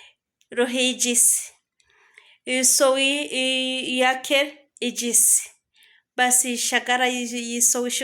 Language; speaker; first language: Arabic; non-native, learner; Kinyarwanda